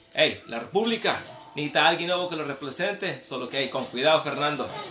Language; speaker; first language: Spanish; early bilingual, heritage; Spanish